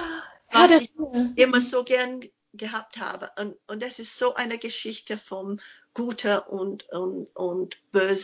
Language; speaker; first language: German; non-native, fluent; English